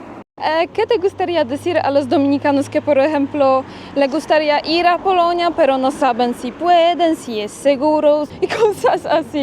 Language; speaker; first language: Spanish; non-native, fluent; Polish